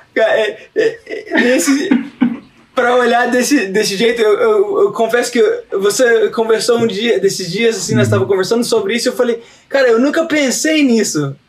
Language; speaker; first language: Portuguese; early bilingual, heritage; Portuguese